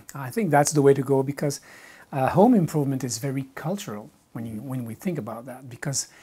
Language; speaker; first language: English; non-native, fluent; French